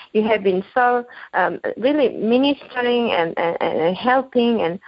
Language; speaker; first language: English; non-native, fluent; Korean